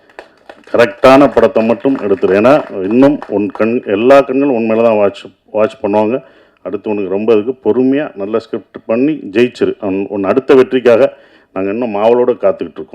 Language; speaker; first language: Tamil; native; Tamil